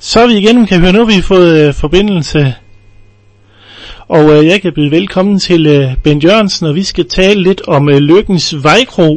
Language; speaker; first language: Danish; native; Danish